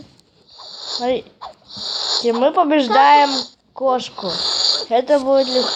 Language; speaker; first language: Russian; native; Russian